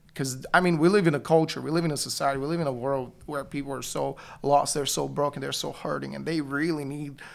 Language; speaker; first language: English; non-native, fluent; Bulgarian